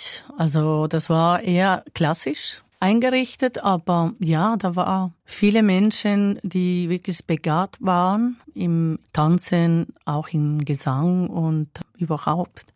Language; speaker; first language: German; non-native, fluent; Spanish